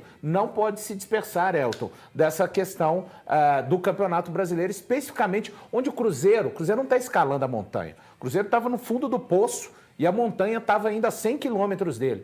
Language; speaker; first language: Portuguese; native; Portuguese